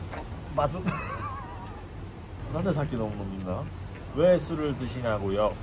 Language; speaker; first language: Japanese; non-native, learner; Korean